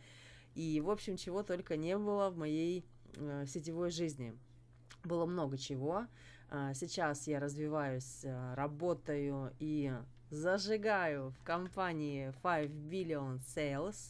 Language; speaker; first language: Russian; native; Russian